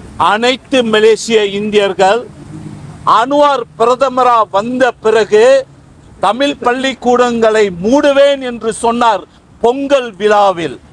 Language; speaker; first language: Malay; non-native, local second language; Tamil